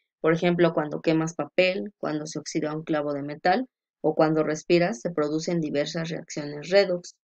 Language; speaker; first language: Spanish; native; Spanish